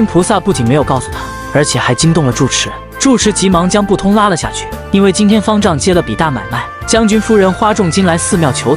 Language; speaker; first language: Chinese; native; Chinese